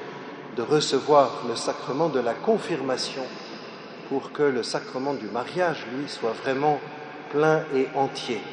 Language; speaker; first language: French; native; French